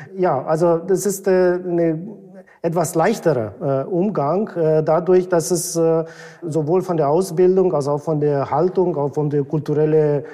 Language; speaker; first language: German; non-native, fluent; Romanian